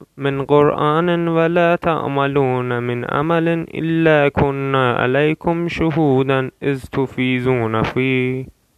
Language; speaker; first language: Arabic; non-native, learner; Persian